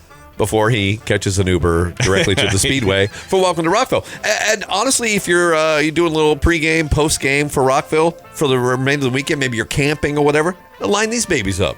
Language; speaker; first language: English; native; English